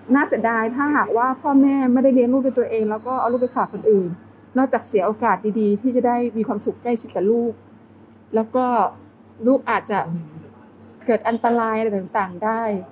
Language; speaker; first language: Thai; native; Thai